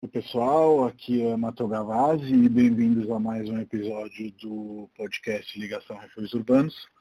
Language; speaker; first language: Portuguese; native; Portuguese